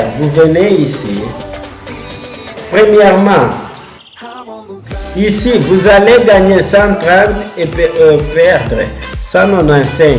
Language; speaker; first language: French; non-native, fluent; Portuguese